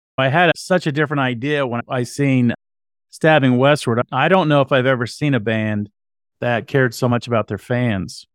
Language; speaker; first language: English; native; English